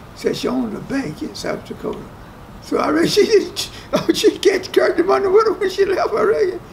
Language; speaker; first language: English; native; English